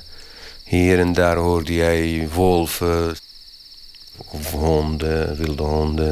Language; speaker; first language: Dutch; non-native, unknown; Kurdish